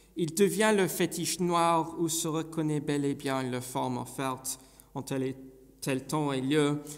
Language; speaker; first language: French; non-native, fluent; English